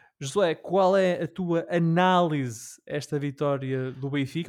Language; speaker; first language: Portuguese; native; Portuguese